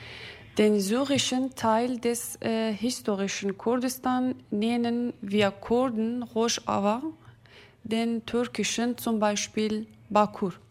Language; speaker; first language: German; non-native, fluent; Kurdish